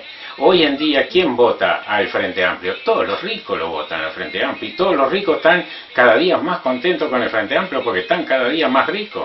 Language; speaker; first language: Spanish; native; Spanish